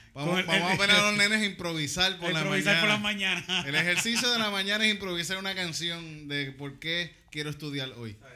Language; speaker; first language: Spanish; native; Spanish